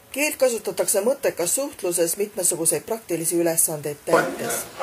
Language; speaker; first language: Estonian; native; Estonian